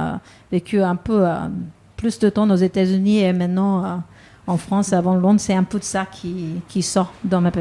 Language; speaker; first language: French; non-native, fluent; Japanese